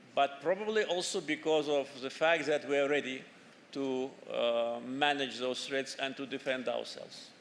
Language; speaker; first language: English; non-native, fluent; Azerbaijani